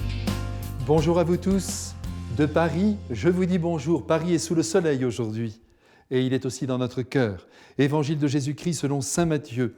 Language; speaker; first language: French; native; French